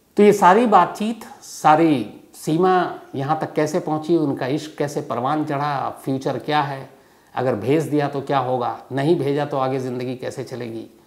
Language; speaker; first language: Hindi; native; Hindi